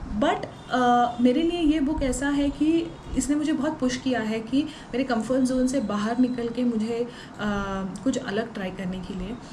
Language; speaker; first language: Hindi; non-native, local second language; Tulu